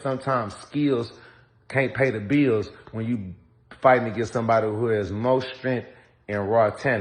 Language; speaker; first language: English; native; English